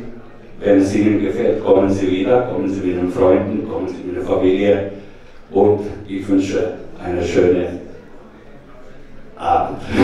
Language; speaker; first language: German; non-native, fluent; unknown